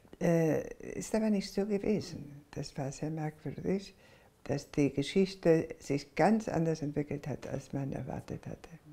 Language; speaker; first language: German; non-native, fluent; Spanish